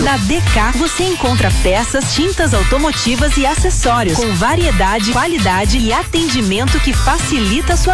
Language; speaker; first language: Portuguese; native; Portuguese